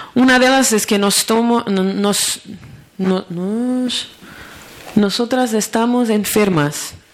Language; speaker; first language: Spanish; non-native, learner; Portuguese